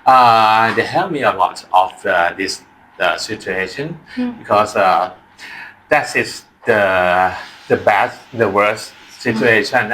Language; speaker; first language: English; non-native, learner; Thai